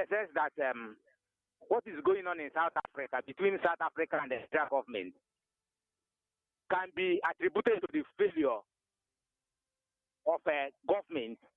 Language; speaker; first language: English; non-native, local second language; Igbo